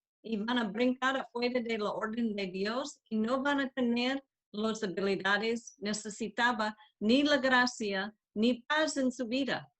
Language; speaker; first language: Spanish; non-native, learner; English